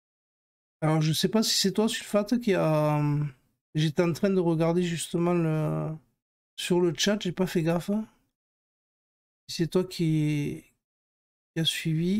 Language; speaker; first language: French; native; French